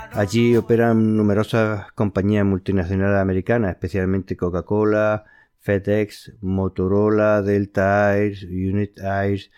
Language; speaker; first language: Spanish; native; Spanish